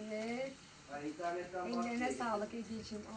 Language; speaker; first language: Turkish; native; Turkish